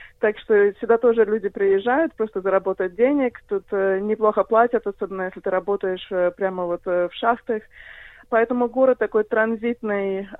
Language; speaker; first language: Russian; early bilingual, heritage; Russian